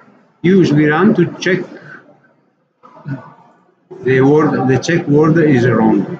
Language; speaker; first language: English; non-native, learner; Italian